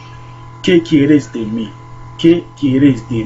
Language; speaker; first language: Spanish; non-native, learner; Haitian Creole